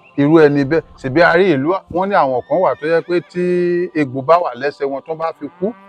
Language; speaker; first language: Yoruba; native; Yoruba